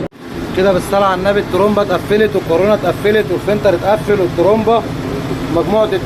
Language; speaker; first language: Arabic; native; Arabic